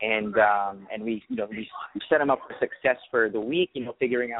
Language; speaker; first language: English; non-native, fluent; Arabic